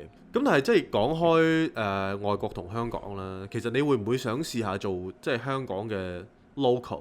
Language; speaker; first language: Cantonese; native; Cantonese